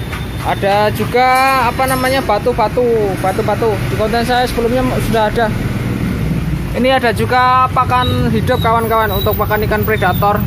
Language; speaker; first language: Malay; non-native, local second language; Javanese